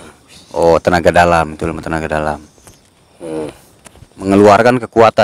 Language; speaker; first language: Indonesian; native; Indonesian